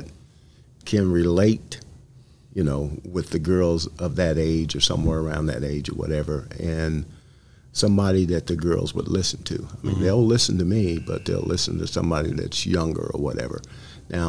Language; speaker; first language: English; native; English